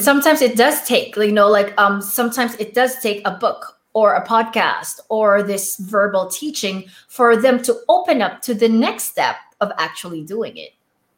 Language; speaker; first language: English; non-native, local second language; Filipino